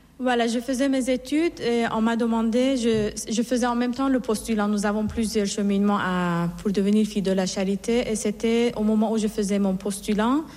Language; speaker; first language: French; non-native, fluent; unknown